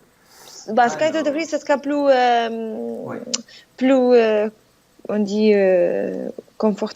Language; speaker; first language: French; non-native, fluent; Russian